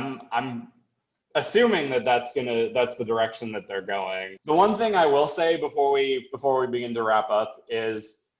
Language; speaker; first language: English; native; English